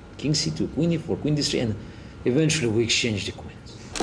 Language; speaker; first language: English; non-native, fluent; Russian